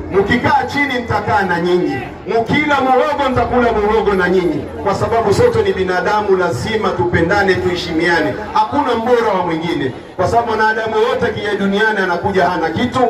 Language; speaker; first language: Swahili; native; Swahili